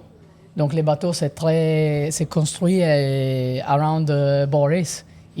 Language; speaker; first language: French; non-native, learner; Italian